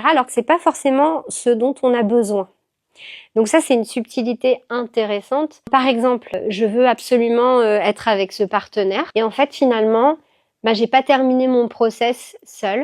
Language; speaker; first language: French; native; French